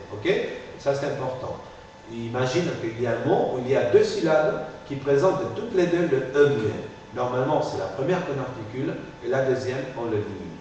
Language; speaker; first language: French; non-native, fluent; Spanish